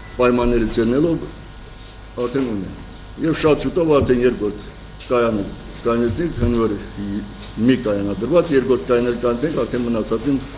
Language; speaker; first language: Armenian; native; Armenian